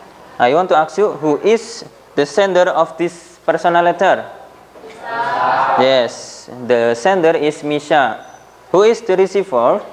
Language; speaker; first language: English; non-native, fluent; Indonesian